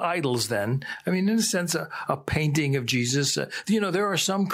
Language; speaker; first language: English; native; English